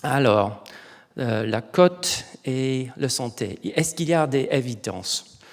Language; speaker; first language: French; non-native, learner; English